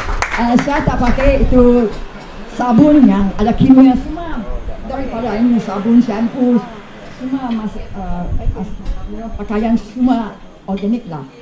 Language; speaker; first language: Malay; non-native, learner; English